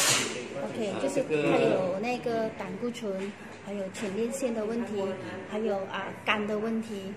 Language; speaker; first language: Chinese; native; Chinese